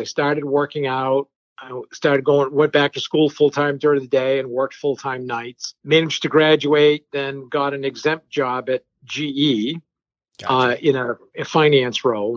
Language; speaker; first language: English; early bilingual, other home language; French